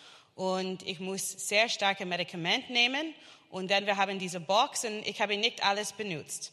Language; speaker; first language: German; non-native, learner; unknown